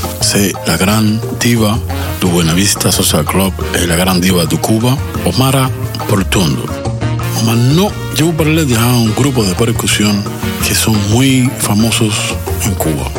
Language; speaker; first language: French; non-native, learner; Spanish